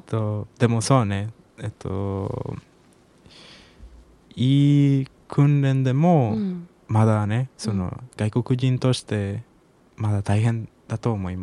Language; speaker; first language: Japanese; non-native, learner; Spanish